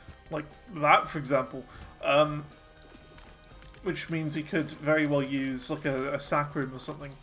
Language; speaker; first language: English; native; English